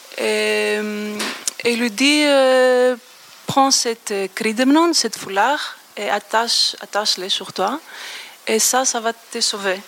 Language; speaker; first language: French; non-native, fluent; Greek